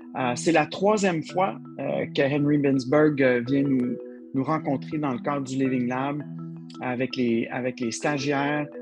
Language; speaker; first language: French; native; French